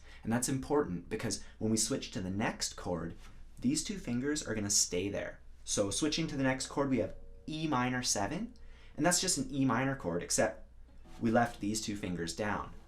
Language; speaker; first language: English; native; English